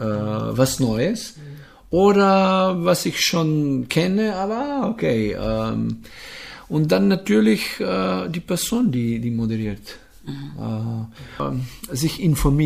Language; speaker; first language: German; non-native, fluent; Slovenian